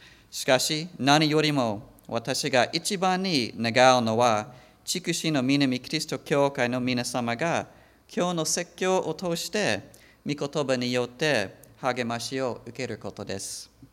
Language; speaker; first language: Japanese; non-native, fluent; English